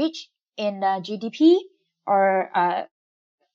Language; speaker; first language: English; non-native, local second language; Chinese